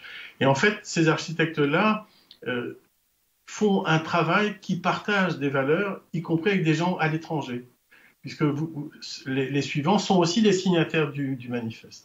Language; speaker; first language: French; native; French